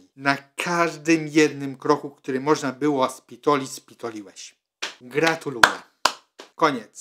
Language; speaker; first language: Polish; non-native, fluent; Italian